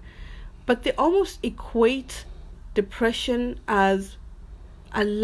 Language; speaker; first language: English; non-native, local second language; Swahili